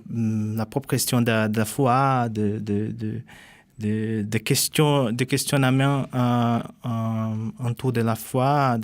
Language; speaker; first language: French; non-native, fluent; Portuguese